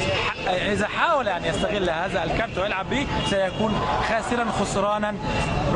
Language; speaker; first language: Arabic; native; Arabic